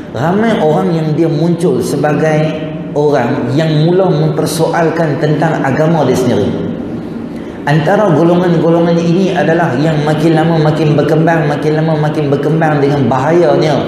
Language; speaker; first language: Malay; native; Malay